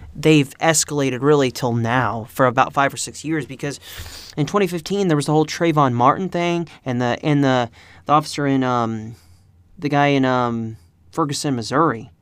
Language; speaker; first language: English; early bilingual, other home language; Spanish